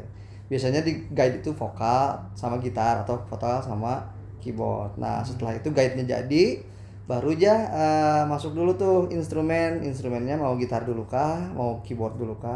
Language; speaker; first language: Indonesian; native; Indonesian